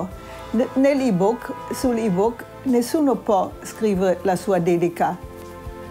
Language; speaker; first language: Italian; non-native, fluent; German